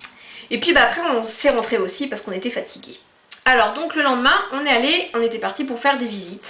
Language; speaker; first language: French; native; French